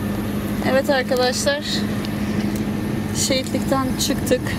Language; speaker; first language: Turkish; native; Turkish